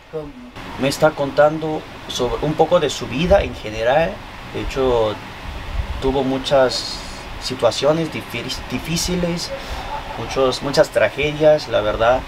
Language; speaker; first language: Spanish; non-native, fluent; Korean